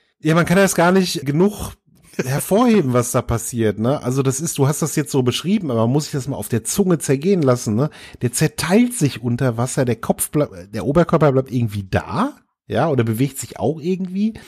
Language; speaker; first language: German; native; German